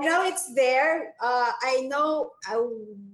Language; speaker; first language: English; non-native, local second language; Filipino